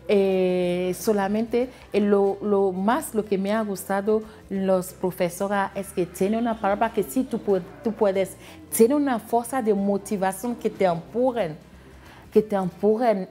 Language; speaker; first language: Spanish; non-native, fluent; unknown